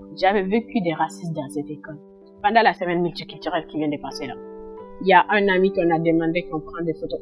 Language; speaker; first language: French; non-native, learner; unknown